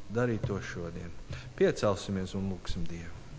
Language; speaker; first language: Latvian; non-native, learner; English